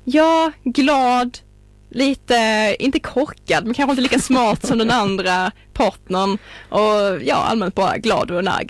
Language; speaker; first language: Swedish; native; Swedish